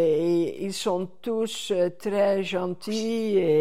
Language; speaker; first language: French; non-native, fluent; Dutch